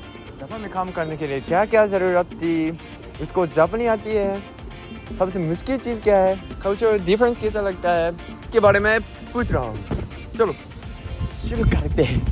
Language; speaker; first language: Hindi; non-native, fluent; Japanese